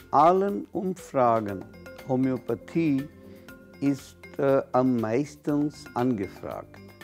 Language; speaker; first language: German; non-native, fluent; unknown